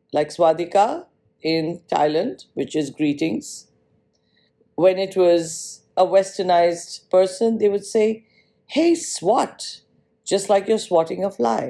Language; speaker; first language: English; non-native, local second language; Marathi